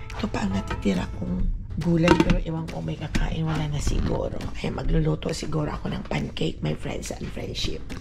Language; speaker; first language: Filipino; non-native, local second language; Cebuano